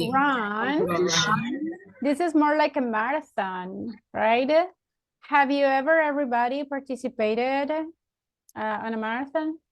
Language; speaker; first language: English; non-native, fluent; Spanish